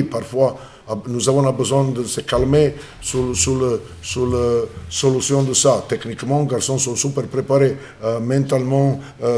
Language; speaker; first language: French; non-native, learner; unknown